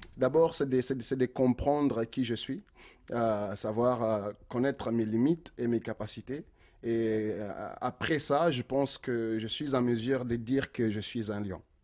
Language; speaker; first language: French; non-native, local second language; Lingala